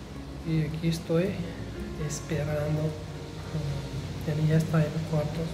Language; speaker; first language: Spanish; non-native, learner; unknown